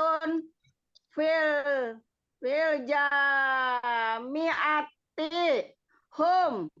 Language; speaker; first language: Arabic; non-native, learner; Indonesian